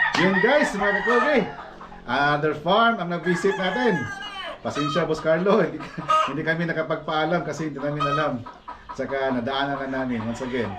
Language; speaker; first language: Filipino; non-native, local second language; Cebuano